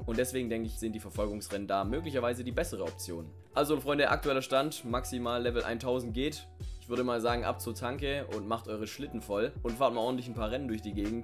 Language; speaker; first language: German; native; German